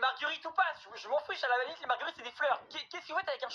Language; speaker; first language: French; native; French